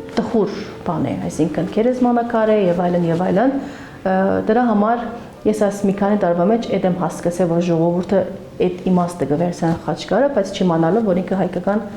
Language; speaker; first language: Armenian; early bilingual, heritage; Armenian